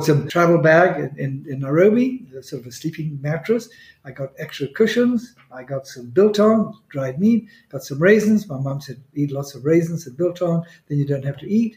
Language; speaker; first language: English; non-native, local second language; Swahili